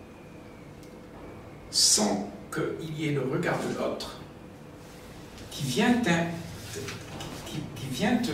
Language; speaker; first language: French; native; French